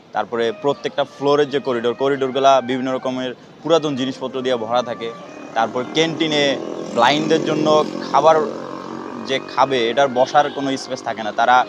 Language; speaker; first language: Bangla; native; Bangla